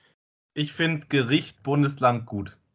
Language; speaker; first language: German; native; German